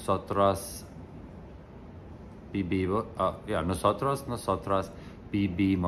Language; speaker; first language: Spanish; non-native, learner; English